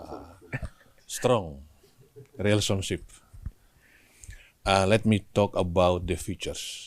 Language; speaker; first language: English; non-native, learner; Indonesian